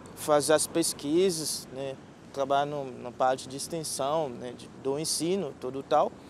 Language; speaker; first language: Portuguese; non-native, fluent; Haitian Creole